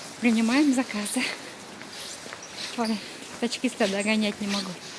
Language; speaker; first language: Russian; non-native, local second language; Kyrgyz